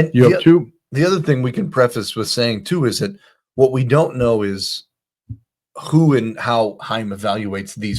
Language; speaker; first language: English; native; English